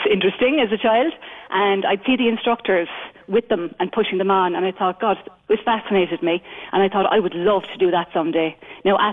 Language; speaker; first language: English; native; English